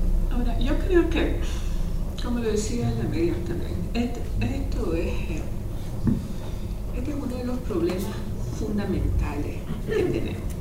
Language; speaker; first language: Spanish; non-native, local second language; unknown